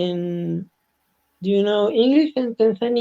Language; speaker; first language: English; non-native, learner; Spanish